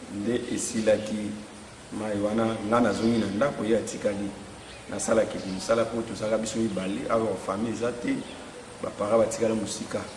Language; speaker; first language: Lingala; non-native, local second language; Kongo